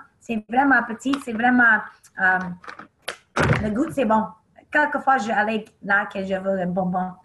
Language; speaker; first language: French; non-native, learner; English